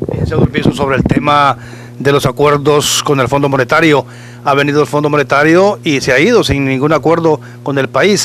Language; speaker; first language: Spanish; native; Spanish